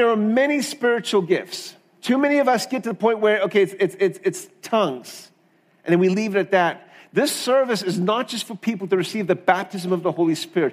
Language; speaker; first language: English; native; English